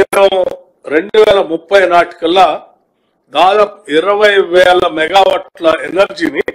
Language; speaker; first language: Telugu; native; Telugu